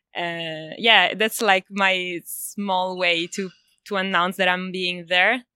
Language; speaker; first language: English; non-native, fluent; Italian